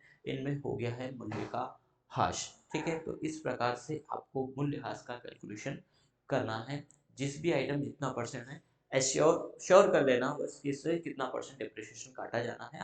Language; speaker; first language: Hindi; native; Hindi